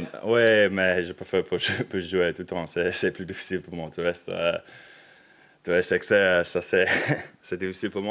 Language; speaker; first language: French; non-native, learner; English